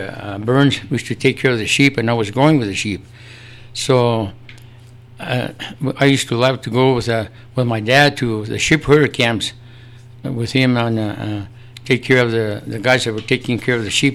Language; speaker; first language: English; early bilingual, other home language; Spanish